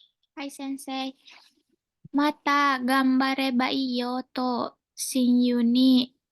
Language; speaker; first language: Japanese; non-native, learner; Indonesian